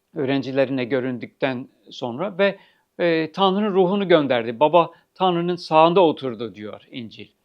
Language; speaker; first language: Turkish; non-native, fluent; English